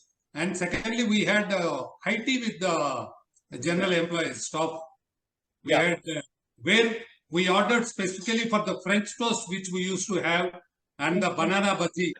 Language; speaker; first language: English; non-native, local second language; Telugu